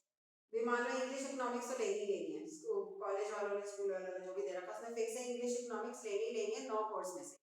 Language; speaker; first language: Hindi; native; Hindi